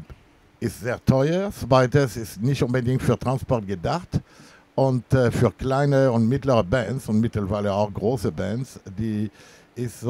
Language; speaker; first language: German; non-native, fluent; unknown